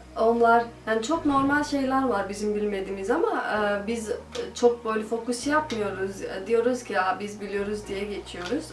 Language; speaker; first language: Turkish; non-native, fluent; Nepali